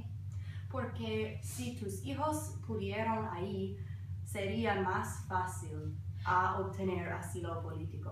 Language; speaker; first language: Spanish; non-native, learner; English